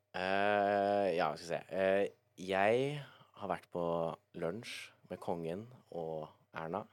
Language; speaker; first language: Norwegian; native; Norwegian